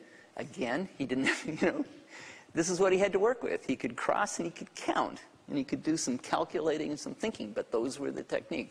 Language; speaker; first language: English; native; English